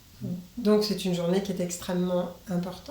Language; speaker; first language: French; native; French